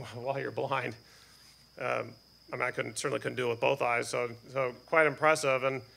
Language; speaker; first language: English; native; English